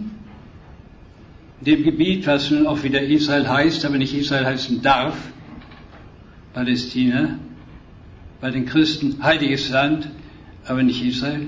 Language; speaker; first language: German; native; German